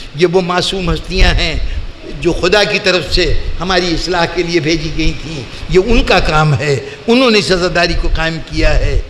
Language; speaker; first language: Urdu; native; Urdu